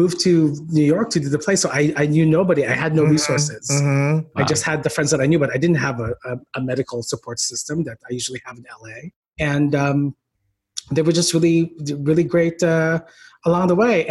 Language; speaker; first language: English; non-native, local second language; Filipino